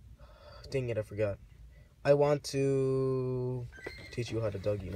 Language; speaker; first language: English; native; English